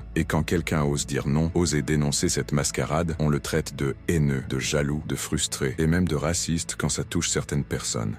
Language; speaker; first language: French; native; French